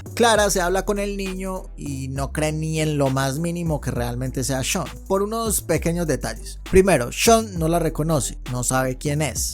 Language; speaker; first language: Spanish; native; Spanish